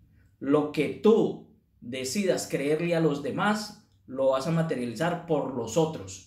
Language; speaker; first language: Spanish; native; Spanish